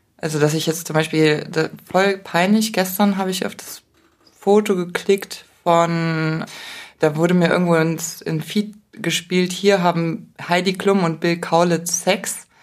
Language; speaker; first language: German; native; German